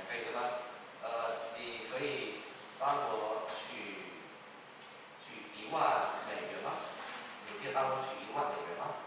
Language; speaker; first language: Chinese; non-native, fluent; Vietnamese